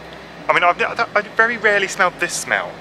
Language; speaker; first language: English; native; English